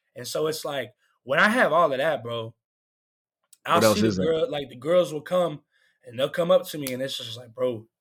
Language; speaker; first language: English; native; English